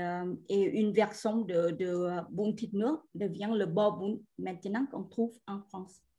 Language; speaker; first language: French; non-native, fluent; Vietnamese